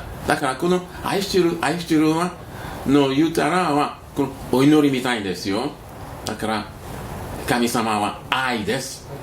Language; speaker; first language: Japanese; non-native, learner; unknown